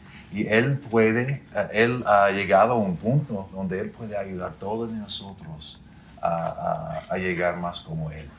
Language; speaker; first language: Spanish; non-native, fluent; English